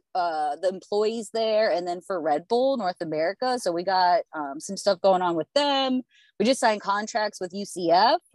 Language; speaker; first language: English; native; English